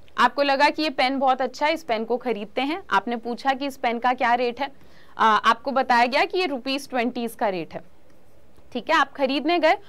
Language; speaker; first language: Hindi; native; Hindi